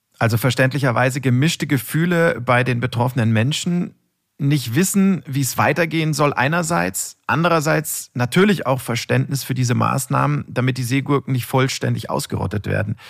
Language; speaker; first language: German; native; German